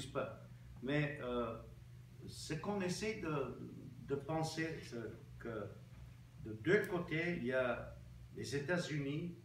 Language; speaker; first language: French; non-native, local second language; Armenian